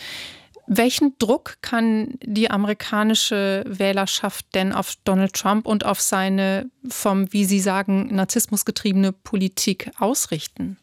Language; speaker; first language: German; native; German